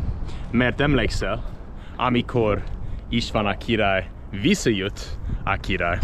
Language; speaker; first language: Hungarian; non-native, learner; English